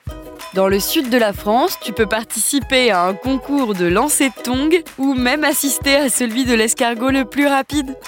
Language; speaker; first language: French; native; French